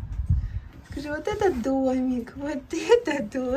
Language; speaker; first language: Russian; native; Russian